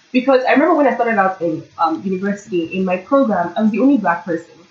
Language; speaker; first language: English; non-native, local second language; Yoruba